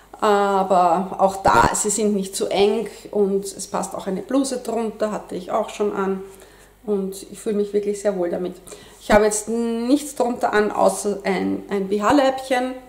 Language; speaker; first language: German; native; German